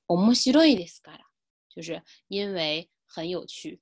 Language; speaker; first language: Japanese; non-native, fluent; Chinese